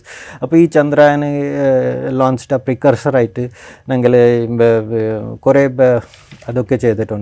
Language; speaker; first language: Malayalam; non-native, fluent; Bangla